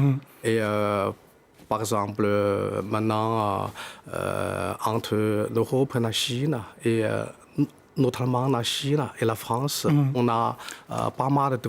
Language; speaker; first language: French; non-native, fluent; Chinese